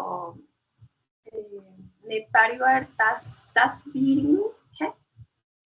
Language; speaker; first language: Hindi; non-native, learner; Spanish